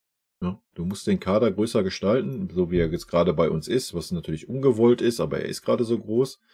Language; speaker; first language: German; native; German